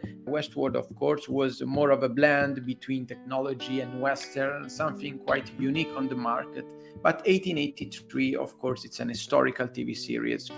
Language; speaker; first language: English; non-native, fluent; Italian